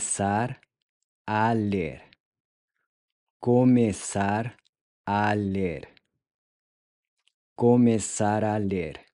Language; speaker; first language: Portuguese; non-native, fluent; English